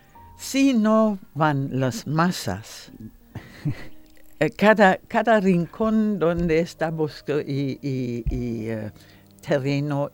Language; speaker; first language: Spanish; non-native, learner; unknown